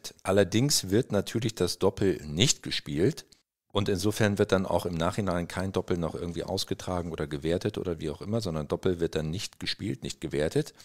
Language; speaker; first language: German; native; German